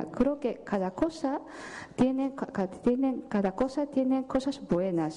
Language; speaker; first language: Spanish; non-native, fluent; Japanese